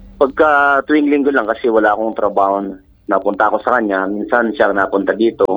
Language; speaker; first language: Filipino; non-native, local second language; Bikol